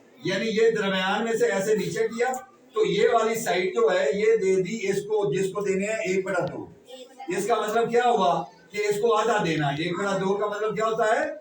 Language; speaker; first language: Urdu; non-native, local second language; Punjabi